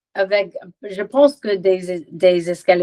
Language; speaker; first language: French; non-native, learner; English